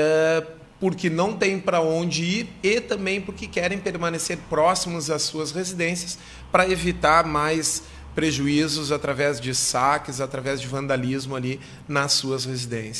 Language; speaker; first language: Portuguese; native; Portuguese